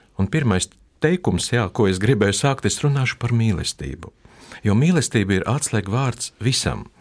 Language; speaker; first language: Latvian; non-native, local second language; Russian